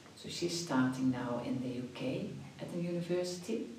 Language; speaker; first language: English; non-native, fluent; Dutch